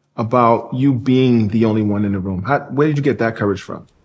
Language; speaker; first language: English; native; English